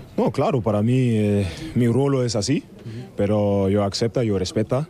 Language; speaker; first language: Spanish; non-native, fluent; German